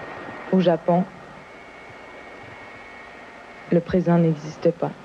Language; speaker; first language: French; native; French